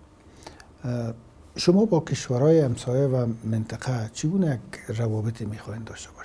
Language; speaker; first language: Persian; native; Persian